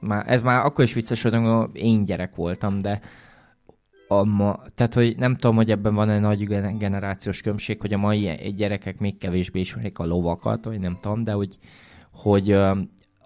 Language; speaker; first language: Hungarian; native; Hungarian